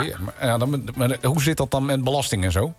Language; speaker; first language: Dutch; native; Dutch